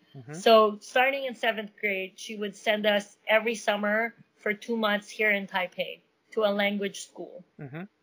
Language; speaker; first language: English; non-native, local second language; Min Nan Chinese